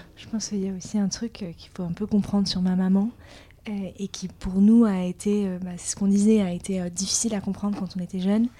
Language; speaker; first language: French; native; French